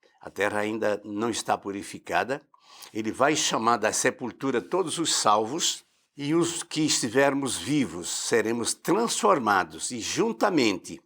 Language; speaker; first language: Portuguese; native; Portuguese